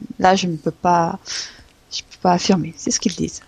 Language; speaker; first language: French; native; French